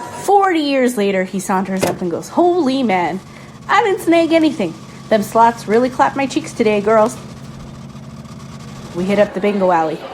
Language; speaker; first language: English; native; English